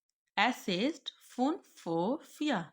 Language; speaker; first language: German; non-native, fluent; Urdu